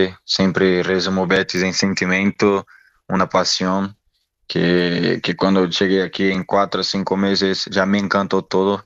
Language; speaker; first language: Spanish; non-native, learner; Portuguese